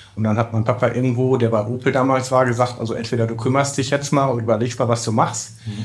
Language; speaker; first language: German; native; German